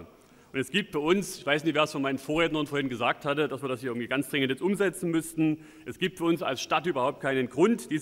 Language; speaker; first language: German; native; German